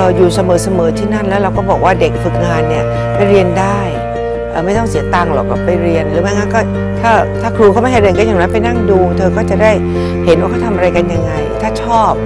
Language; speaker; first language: Thai; native; Thai